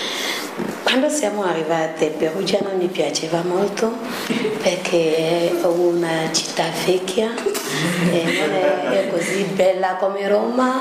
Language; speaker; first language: Italian; non-native, learner; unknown